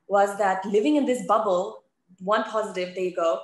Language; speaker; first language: English; native; English